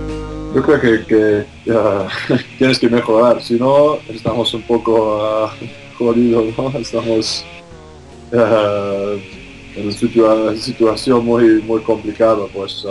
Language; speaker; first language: Spanish; non-native, fluent; English